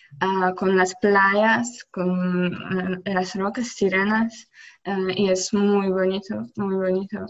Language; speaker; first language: Spanish; non-native, learner; Polish